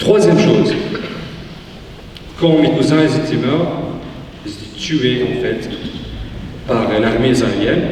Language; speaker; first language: French; non-native, fluent; Arabic